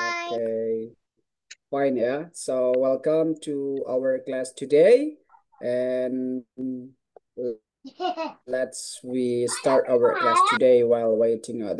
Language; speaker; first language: English; non-native, fluent; Indonesian